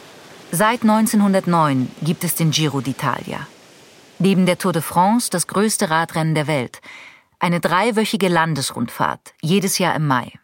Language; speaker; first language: German; native; German